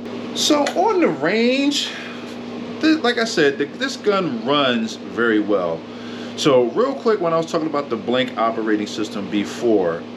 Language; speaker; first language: English; native; English